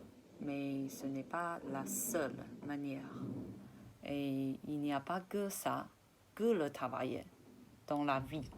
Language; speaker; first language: French; non-native, fluent; Chinese